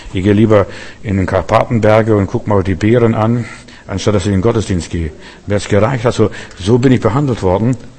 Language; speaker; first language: German; early bilingual, heritage; German